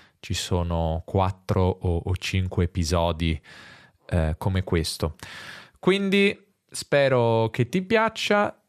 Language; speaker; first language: Italian; native; Italian